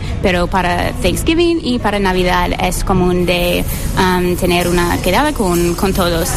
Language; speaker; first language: Spanish; non-native, fluent; English